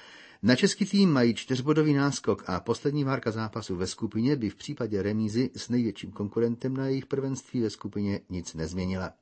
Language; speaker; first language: Czech; native; Czech